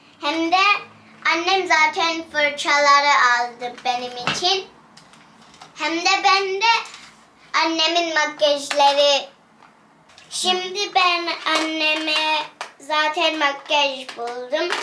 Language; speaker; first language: Turkish; early bilingual, heritage; English